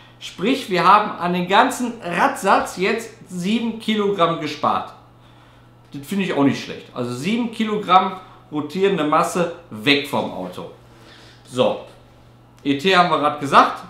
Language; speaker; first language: German; native; German